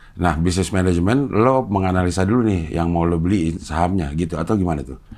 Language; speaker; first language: Indonesian; native; Indonesian